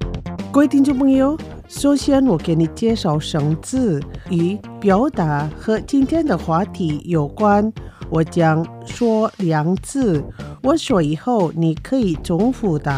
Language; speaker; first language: Chinese; non-native, fluent; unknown